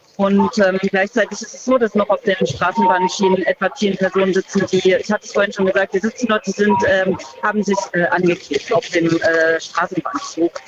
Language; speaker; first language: German; native; German